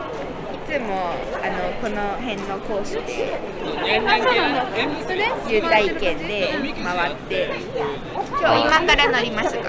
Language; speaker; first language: Japanese; native; Japanese